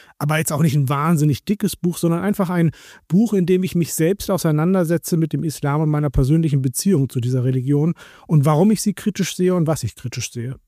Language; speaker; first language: German; native; German